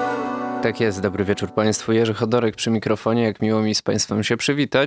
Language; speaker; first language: Polish; native; Polish